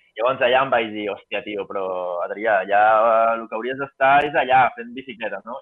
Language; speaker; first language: Catalan; native; Catalan